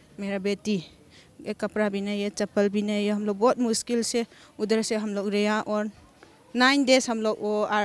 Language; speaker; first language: Hindi; non-native, local second language; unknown